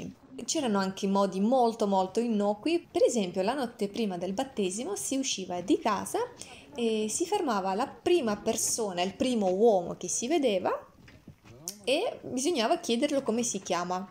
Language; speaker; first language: Italian; non-native, fluent; Russian